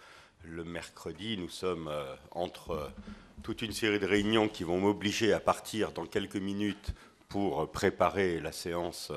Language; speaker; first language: French; native; French